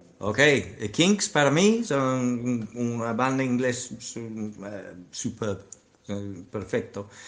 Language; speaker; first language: Spanish; non-native, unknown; English